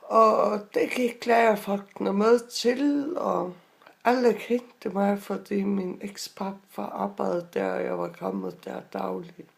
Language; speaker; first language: Danish; non-native, local second language; Faroese